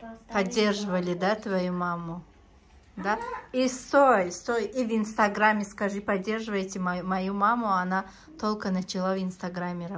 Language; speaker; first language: Russian; non-native, local second language; Tajik